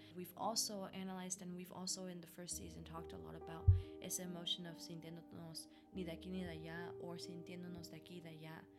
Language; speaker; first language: Spanish; early bilingual, heritage; Spanish